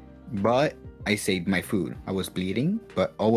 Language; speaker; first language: English; non-native, fluent; Spanish